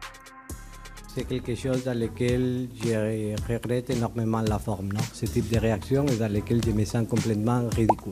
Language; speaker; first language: French; native; French